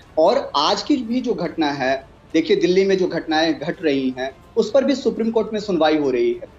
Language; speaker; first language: Hindi; native; Hindi